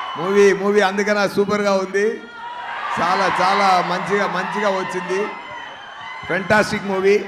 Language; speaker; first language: Telugu; non-native, learner; Tamil